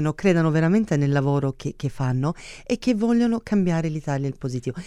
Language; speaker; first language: Italian; early bilingual, heritage; Italian